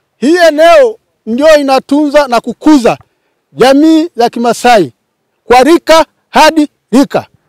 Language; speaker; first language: Swahili; non-native, local second language; Masai